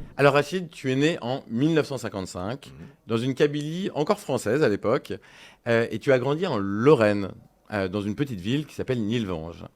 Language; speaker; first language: French; native; French